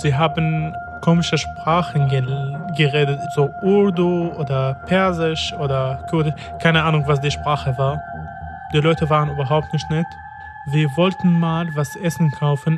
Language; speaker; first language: German; non-native, fluent; Arabic